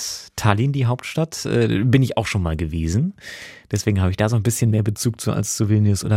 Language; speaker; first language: German; native; German